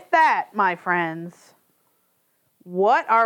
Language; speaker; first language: English; native; English